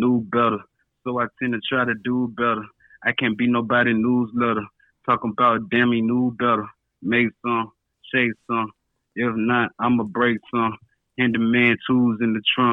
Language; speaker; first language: English; native; English